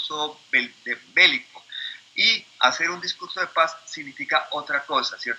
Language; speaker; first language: Spanish; native; Spanish